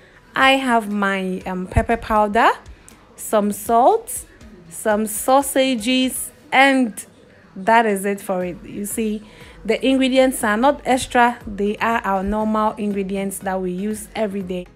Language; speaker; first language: English; non-native, local second language; Akan